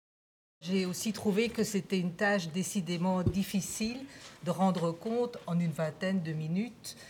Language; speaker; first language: French; native; French